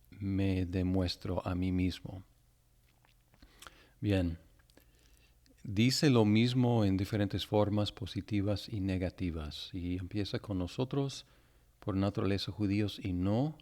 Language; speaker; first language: Spanish; non-native, fluent; English